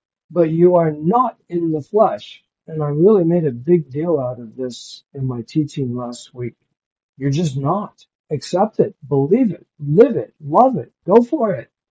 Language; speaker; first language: English; native; English